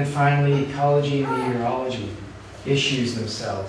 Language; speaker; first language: English; native; English